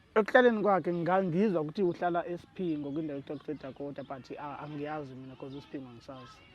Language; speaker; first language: Zulu; non-native, local second language; Xhosa